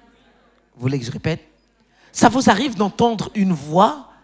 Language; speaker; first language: French; native; French